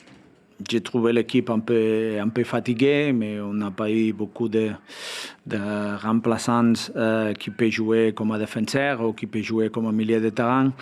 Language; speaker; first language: French; non-native, fluent; Spanish